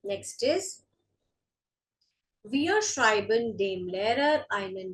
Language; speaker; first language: German; non-native, fluent; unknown